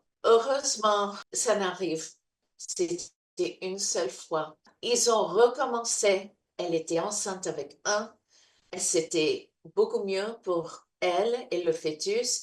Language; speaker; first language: French; non-native, learner; English